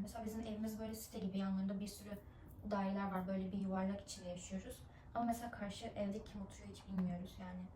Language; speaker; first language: Turkish; early bilingual, other home language; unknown